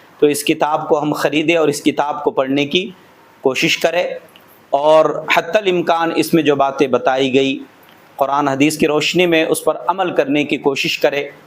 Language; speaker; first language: Urdu; native; Urdu